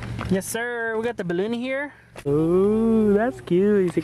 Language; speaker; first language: English; early bilingual, other home language; Spanish